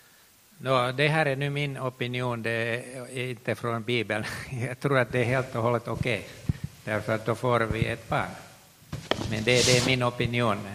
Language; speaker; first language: Swedish; non-native, local second language; Finnish